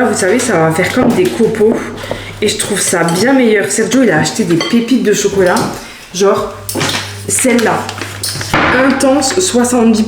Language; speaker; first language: French; native; French